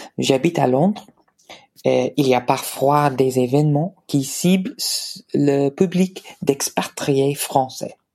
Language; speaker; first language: French; non-native, fluent; English